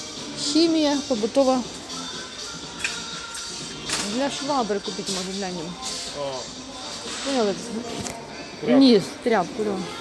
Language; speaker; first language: Russian; non-native, local second language; Ukrainian